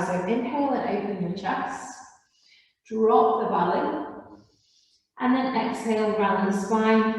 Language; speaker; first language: English; native; English